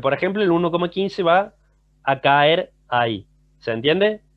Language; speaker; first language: Spanish; native; Spanish